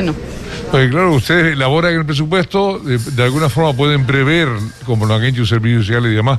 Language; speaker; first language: Spanish; native; Spanish